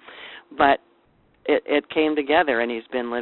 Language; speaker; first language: English; native; English